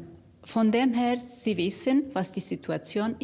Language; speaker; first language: German; non-native, fluent; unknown